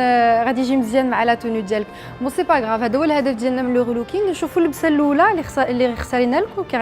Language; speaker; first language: Arabic; native; Arabic